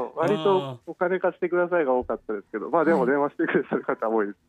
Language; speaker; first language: Japanese; native; Japanese